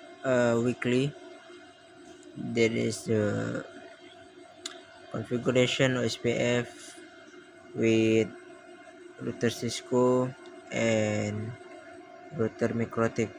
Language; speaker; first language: English; non-native, learner; Indonesian